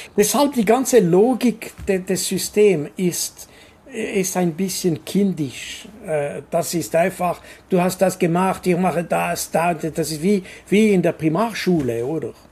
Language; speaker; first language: German; non-native, local second language; French